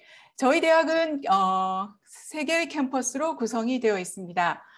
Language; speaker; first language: Korean; native; Korean